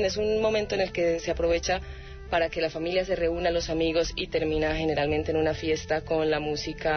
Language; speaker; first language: Spanish; native; Spanish